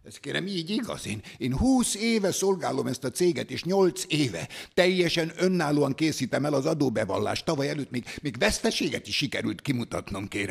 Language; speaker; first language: Hungarian; native; Hungarian